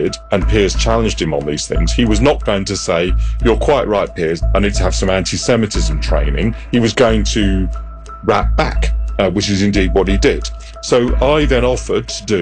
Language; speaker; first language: English; native; English